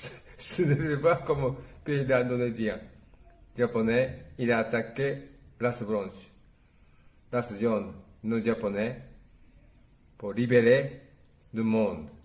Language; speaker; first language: French; non-native, learner; Japanese